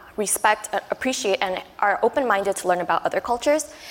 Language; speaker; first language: English; non-native, fluent; Chinese